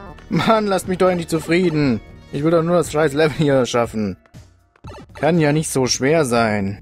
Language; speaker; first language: German; native; German